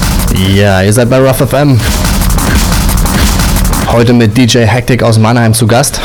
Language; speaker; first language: German; native; German